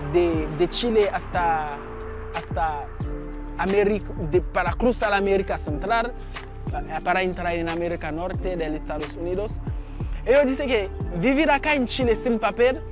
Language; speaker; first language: Spanish; non-native, learner; Haitian Creole